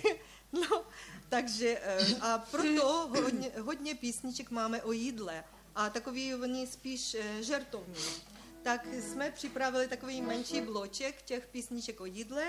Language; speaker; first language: Czech; non-native, fluent; Ukrainian